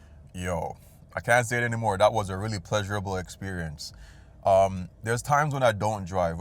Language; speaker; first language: English; native; English